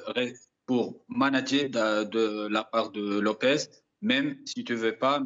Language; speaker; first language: French; non-native, fluent; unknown